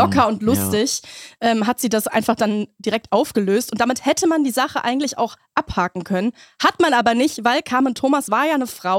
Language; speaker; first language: German; native; German